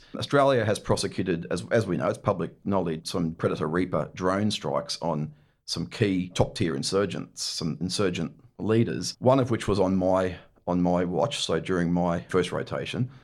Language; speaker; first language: English; native; English